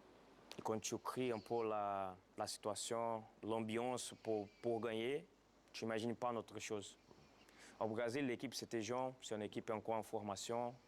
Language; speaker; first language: French; non-native, fluent; Portuguese